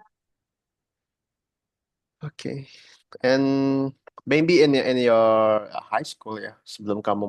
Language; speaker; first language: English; non-native, learner; Indonesian